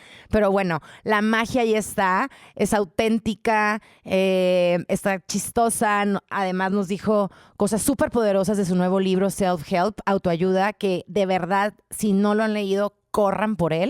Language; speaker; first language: Spanish; native; Spanish